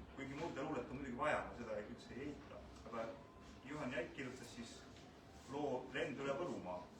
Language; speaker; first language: Estonian; native; Estonian